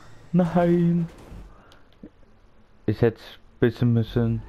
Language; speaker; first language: German; native; German